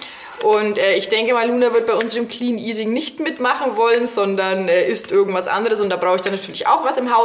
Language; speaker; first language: German; native; German